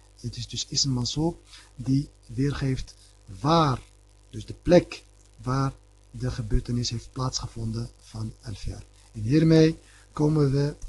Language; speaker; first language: Dutch; early bilingual, other home language; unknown